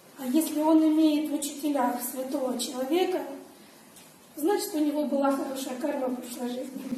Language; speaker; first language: Russian; native; Russian